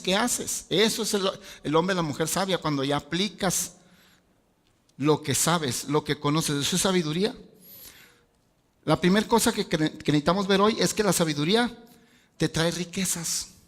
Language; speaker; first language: Spanish; native; Spanish